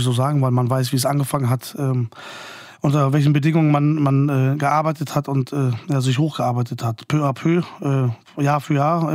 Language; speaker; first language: German; native; German